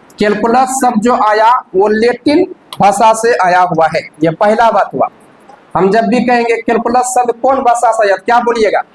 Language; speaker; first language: Hindi; native; Hindi